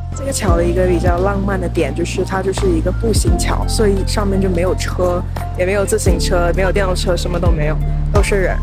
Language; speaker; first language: Chinese; early bilingual, other home language; English